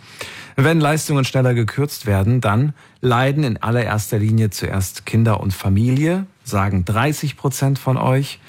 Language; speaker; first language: German; native; German